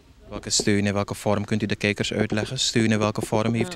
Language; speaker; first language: Dutch; native; Dutch